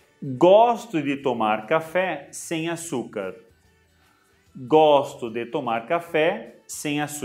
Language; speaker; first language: Portuguese; non-native, fluent; Arabic